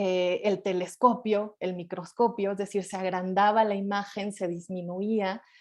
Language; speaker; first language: Spanish; native; Spanish